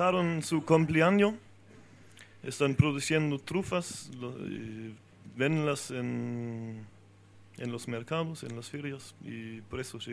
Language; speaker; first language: Spanish; non-native, fluent; French